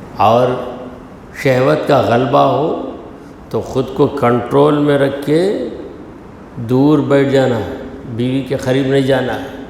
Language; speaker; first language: Urdu; native; Urdu